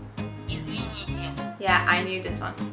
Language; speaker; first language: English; non-native, fluent; Italian